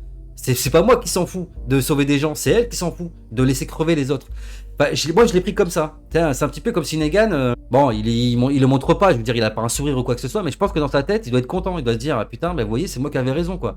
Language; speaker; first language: French; native; French